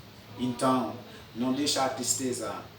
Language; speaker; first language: Portuguese; non-native, fluent; French